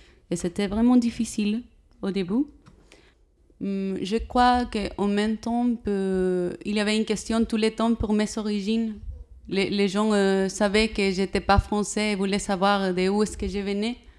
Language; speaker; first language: French; non-native, fluent; Spanish